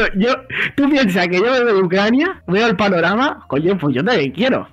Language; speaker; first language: Spanish; early bilingual, other home language; Russian